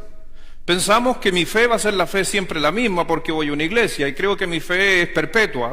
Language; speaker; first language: Spanish; native; Spanish